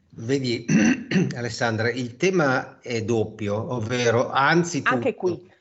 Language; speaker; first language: Italian; native; Italian